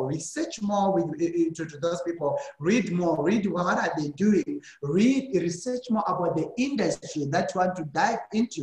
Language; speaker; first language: English; non-native, local second language; Shona